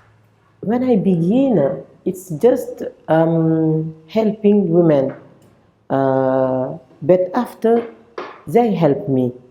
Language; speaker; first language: English; non-native, local second language; French